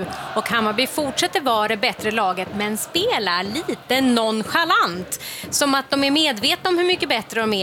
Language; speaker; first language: Swedish; native; Swedish